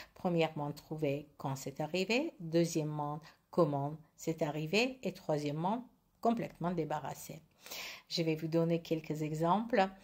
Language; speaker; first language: French; non-native, learner; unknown